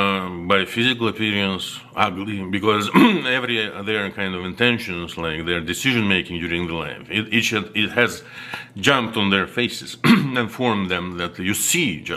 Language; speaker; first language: English; non-native, fluent; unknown